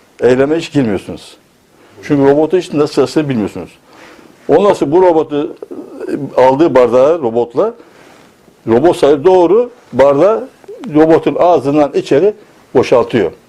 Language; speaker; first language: Turkish; native; Turkish